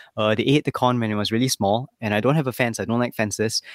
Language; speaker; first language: English; native; English